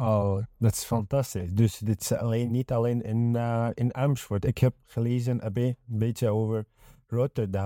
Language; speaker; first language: Dutch; non-native, learner; Arabic